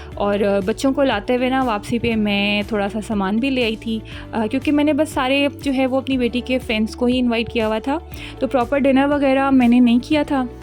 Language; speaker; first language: Urdu; native; Urdu